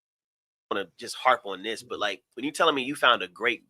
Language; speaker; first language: English; native; English